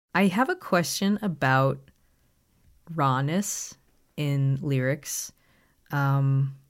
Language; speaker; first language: English; native; English